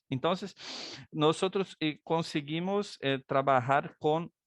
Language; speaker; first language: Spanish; non-native, learner; Portuguese